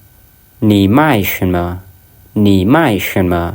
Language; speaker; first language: Chinese; non-native, fluent; Lao